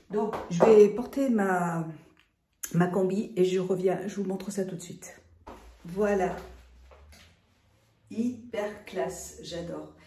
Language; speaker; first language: French; native; French